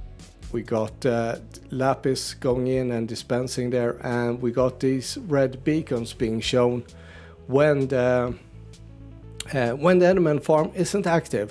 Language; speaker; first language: English; native; English